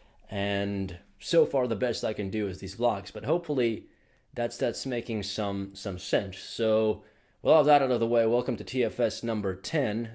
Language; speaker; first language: English; native; English